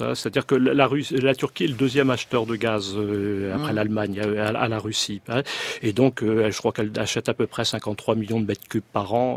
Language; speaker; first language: French; native; French